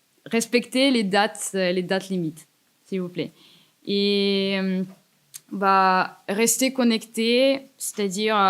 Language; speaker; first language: French; non-native, fluent; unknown